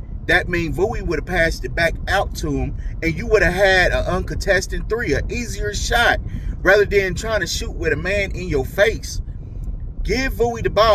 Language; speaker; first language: English; native; English